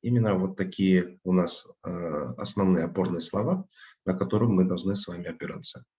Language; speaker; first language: Russian; non-native, local second language; Kazakh